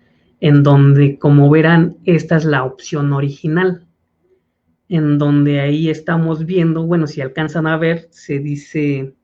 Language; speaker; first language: Spanish; native; Spanish